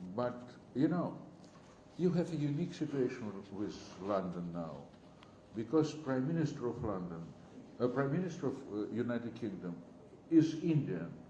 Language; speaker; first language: English; non-native, learner; Russian